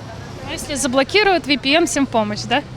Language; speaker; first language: Russian; native; Russian